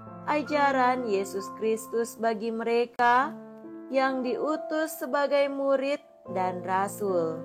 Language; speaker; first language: Indonesian; native; Indonesian